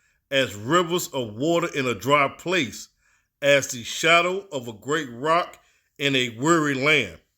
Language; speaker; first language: English; native; English